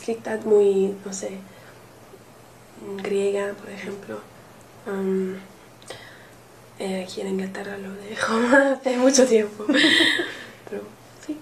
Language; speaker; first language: Spanish; non-native, learner; English